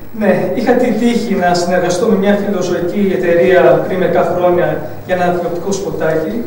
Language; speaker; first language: Greek; early bilingual, other home language; Arabic